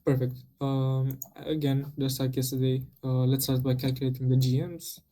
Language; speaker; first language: English; non-native, fluent; Romanian